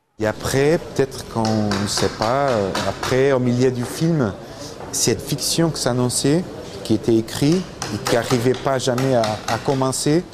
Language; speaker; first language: French; non-native, fluent; Portuguese